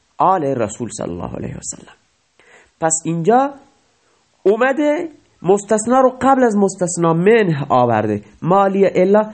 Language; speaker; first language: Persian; non-native, local second language; Baluchi